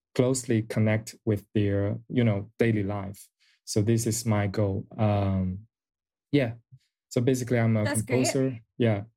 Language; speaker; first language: English; non-native, fluent; Chinese